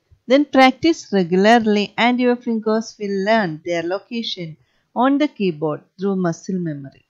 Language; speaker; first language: English; non-native, local second language; Malayalam